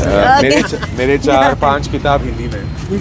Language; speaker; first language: Hindi; non-native, local second language; Malayalam